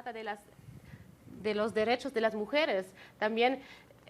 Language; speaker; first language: Spanish; non-native, fluent; German